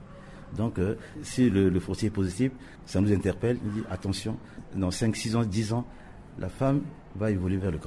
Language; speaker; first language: French; non-native, local second language; Sango